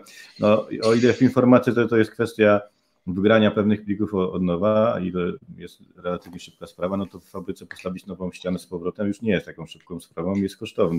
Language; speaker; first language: Polish; native; Polish